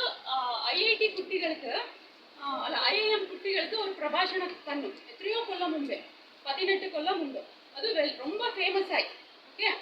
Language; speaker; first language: Malayalam; non-native, learner; Kannada